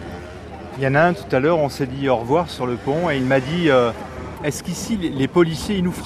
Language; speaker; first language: French; native; French